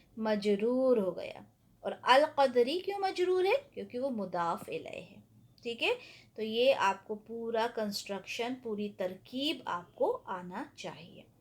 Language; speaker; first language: Urdu; native; Urdu